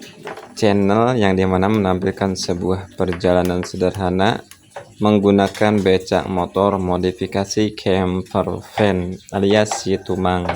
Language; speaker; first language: Indonesian; non-native, local second language; Sundanese